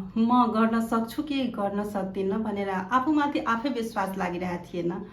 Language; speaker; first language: Nepali; non-native, local second language; Maithili